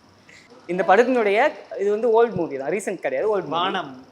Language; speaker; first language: Tamil; native; Tamil